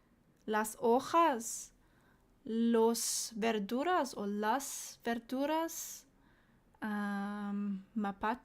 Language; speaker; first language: Spanish; non-native, learner; English